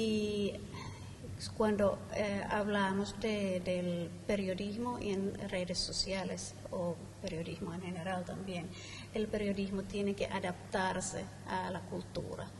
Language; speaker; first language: Spanish; non-native, fluent; Finnish